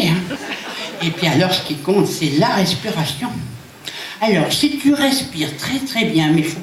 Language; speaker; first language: French; native; French